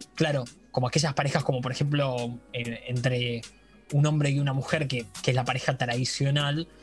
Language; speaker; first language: Spanish; native; Spanish